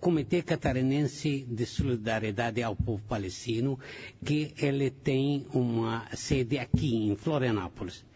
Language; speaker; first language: Portuguese; non-native, fluent; Arabic